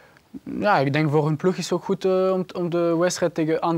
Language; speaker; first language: Dutch; non-native, learner; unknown